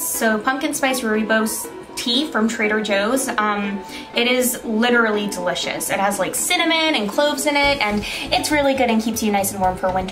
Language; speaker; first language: English; native; English